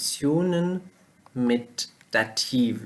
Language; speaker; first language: German; non-native, learner; Pashto